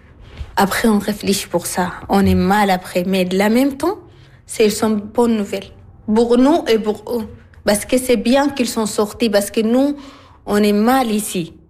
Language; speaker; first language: French; non-native, learner; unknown